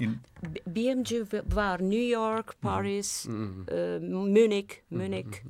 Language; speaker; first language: German; non-native, fluent; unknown